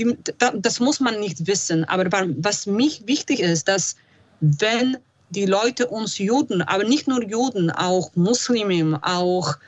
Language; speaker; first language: German; non-native, fluent; Polish